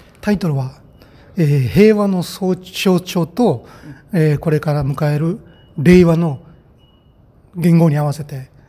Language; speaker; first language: Japanese; native; Japanese